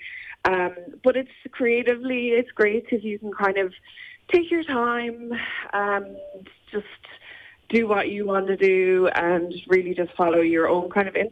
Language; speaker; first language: English; native; English